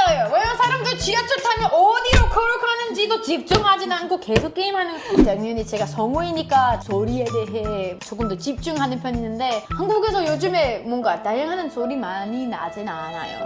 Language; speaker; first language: Korean; non-native, fluent; English